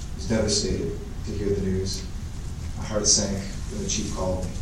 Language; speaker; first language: English; native; English